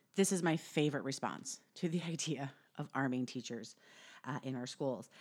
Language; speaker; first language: English; native; English